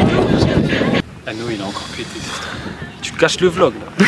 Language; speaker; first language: French; native; French